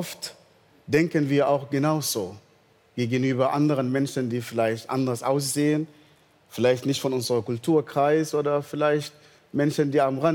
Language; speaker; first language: German; non-native, fluent; Arabic